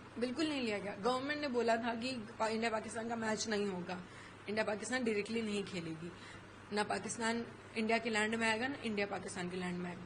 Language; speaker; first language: Hindi; native; Hindi